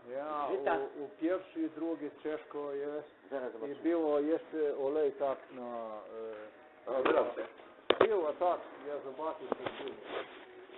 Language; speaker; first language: Polish; non-native, learner; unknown